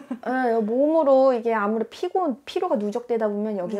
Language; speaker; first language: Korean; native; Korean